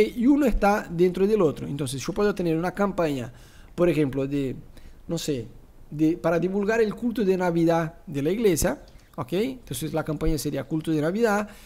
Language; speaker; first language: Spanish; non-native, fluent; Portuguese